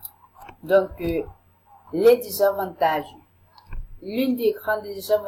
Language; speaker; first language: French; non-native, learner; Spanish